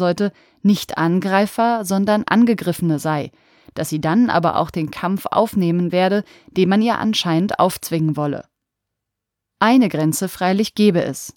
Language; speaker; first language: German; native; German